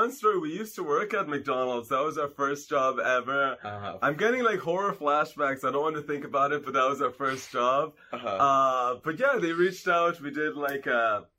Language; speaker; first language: English; non-native, fluent; Hungarian